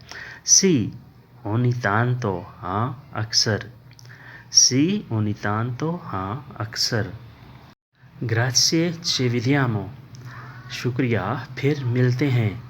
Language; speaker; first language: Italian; non-native, learner; Urdu